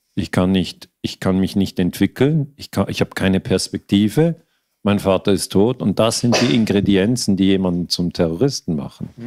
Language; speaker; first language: German; native; German